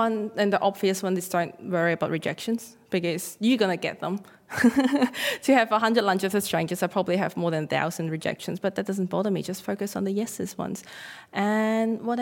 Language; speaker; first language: English; non-native, local second language; Cantonese